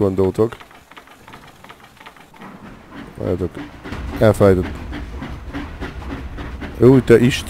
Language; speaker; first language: Hungarian; native; Hungarian